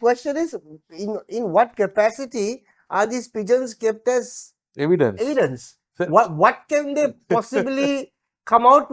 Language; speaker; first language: English; non-native, local second language; Sinhala